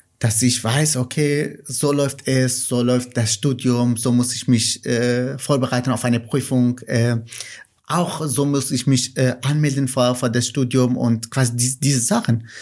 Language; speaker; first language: German; non-native, fluent; Kurdish